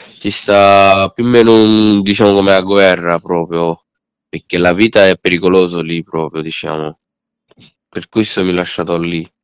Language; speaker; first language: Italian; non-native, learner; Bangla